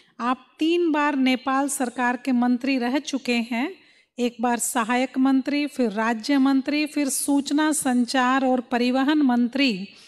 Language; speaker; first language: Hindi; native; Hindi